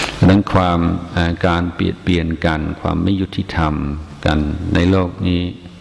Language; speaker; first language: Thai; non-native, fluent; English